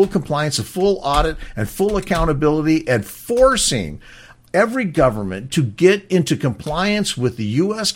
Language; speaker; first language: English; native; English